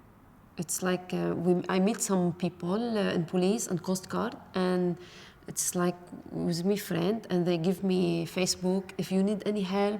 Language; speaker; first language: English; non-native, learner; Arabic